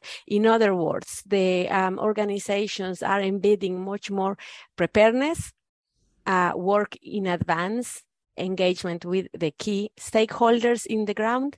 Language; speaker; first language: English; non-native, fluent; Spanish